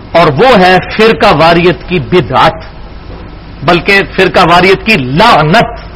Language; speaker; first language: Urdu; non-native, local second language; Punjabi